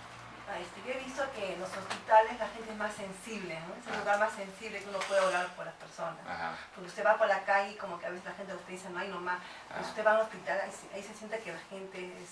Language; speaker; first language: Spanish; native; Spanish